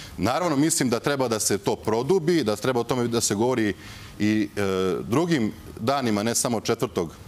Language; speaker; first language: Serbian; native; Serbian